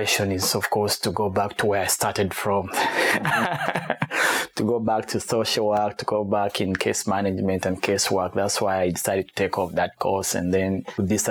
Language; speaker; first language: English; non-native, local second language; Kinyarwanda